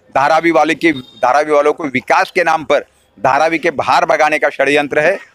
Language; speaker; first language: Hindi; non-native, local second language; Marathi